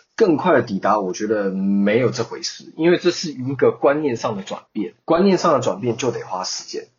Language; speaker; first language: Chinese; native; Chinese